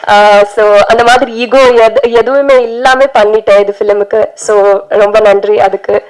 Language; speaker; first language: Tamil; non-native, learner; Telugu